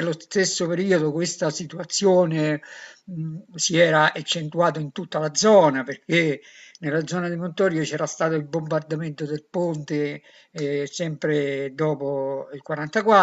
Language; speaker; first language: Italian; native; Italian